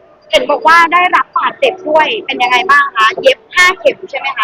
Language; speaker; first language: Thai; native; Thai